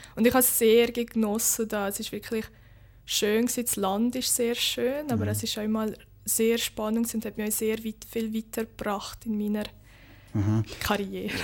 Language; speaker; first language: German; early bilingual, other home language; Bosnian